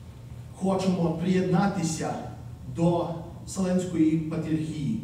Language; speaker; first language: Ukrainian; early bilingual, heritage; Ukrainian